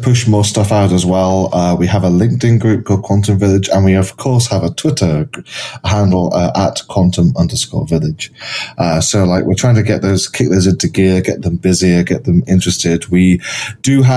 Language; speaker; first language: English; native; English